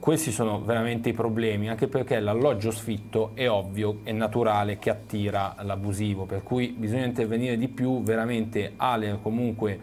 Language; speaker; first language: Italian; native; Italian